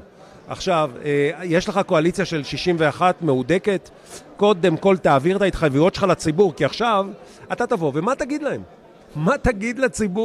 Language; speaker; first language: Hebrew; native; Hebrew